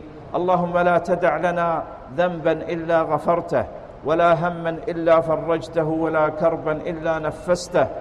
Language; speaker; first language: Arabic; native; Arabic